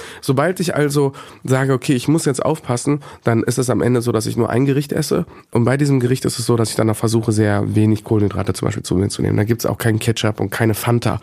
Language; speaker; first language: German; early bilingual, other home language; Bosnian